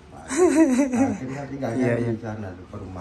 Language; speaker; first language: Indonesian; non-native, local second language; Javanese